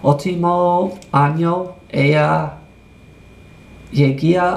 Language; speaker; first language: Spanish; non-native, learner; English